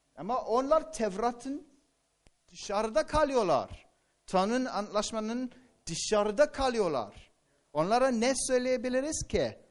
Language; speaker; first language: Turkish; non-native, fluent; English